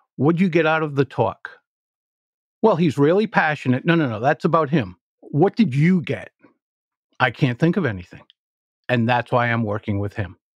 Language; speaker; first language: English; native; English